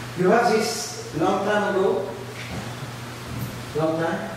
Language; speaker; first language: English; non-native, learner; French